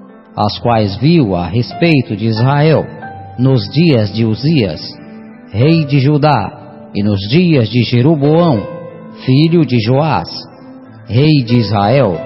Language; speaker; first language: Portuguese; native; Portuguese